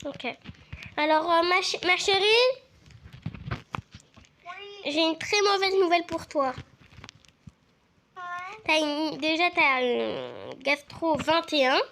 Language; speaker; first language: French; native; French